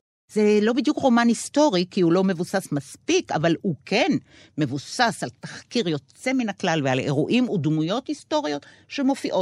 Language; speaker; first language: Hebrew; native; Hebrew